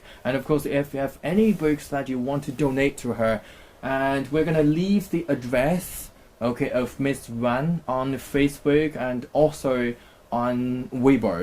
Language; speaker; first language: English; non-native, fluent; Chinese